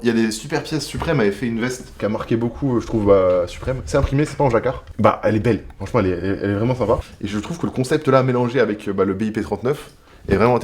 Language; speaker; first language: French; native; French